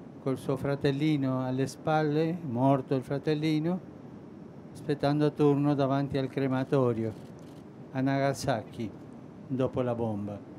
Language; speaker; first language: Italian; non-native, fluent; Spanish